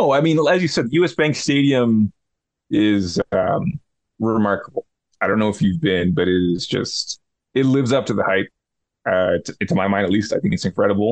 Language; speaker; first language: English; native; English